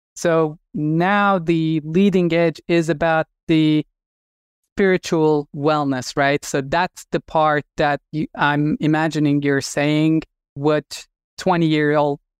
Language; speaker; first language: English; non-native, fluent; Turkish